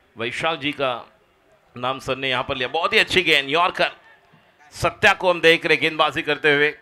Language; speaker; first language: Hindi; non-native, local second language; Marathi